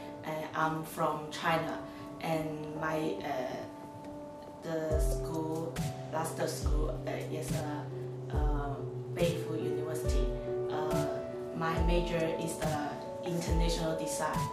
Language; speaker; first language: English; non-native, learner; Chinese